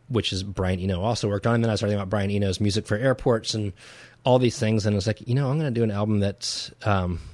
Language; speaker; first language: English; native; English